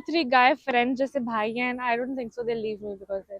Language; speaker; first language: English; non-native, local second language; Hindi